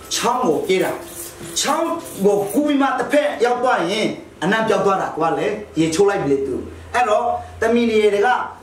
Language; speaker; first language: Burmese; non-native, local second language; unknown